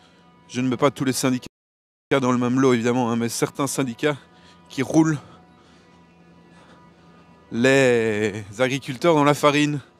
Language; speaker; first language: French; native; French